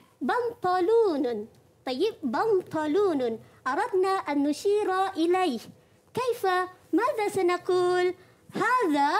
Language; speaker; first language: Arabic; non-native, fluent; Malay